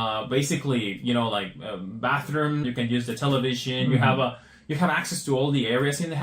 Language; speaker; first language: English; non-native, fluent; Spanish